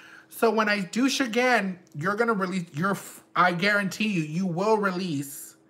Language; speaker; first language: English; early bilingual, other home language; Spanish